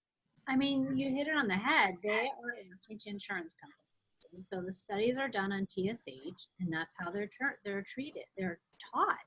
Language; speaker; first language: English; native; English